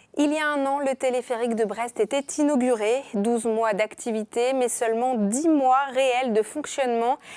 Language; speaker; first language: French; native; French